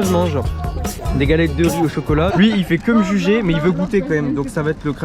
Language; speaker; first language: French; native; French